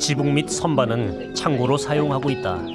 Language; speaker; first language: Korean; native; Korean